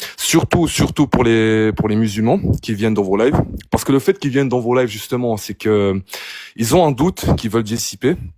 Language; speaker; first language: French; early bilingual, other home language; Arabic